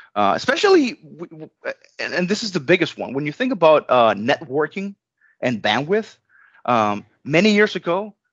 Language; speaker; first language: English; non-native, fluent; Spanish